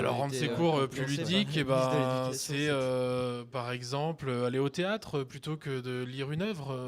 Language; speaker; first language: French; native; French